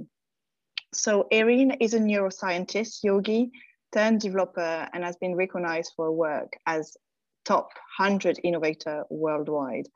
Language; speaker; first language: English; non-native, fluent; French